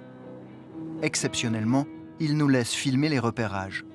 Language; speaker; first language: French; native; French